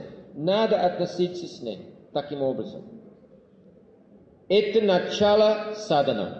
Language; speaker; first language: Russian; non-native, fluent; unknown